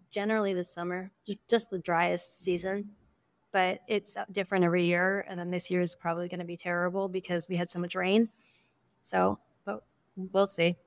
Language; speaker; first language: English; native; English